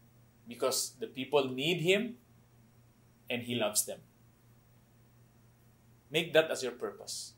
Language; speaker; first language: English; non-native, local second language; Cebuano